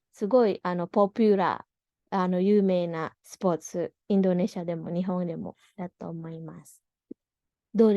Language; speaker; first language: Japanese; non-native, fluent; Indonesian